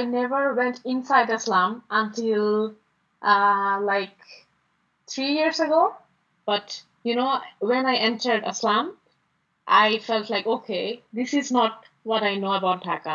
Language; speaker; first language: English; non-native, local second language; Bangla